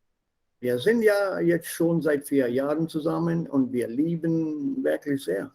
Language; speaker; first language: German; non-native, fluent; Hindi